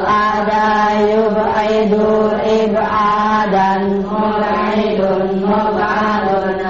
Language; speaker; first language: Arabic; non-native, learner; Indonesian